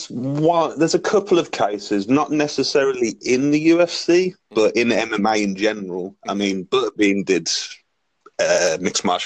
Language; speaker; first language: English; native; English